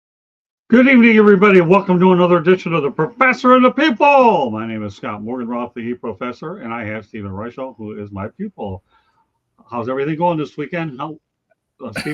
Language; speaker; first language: English; native; English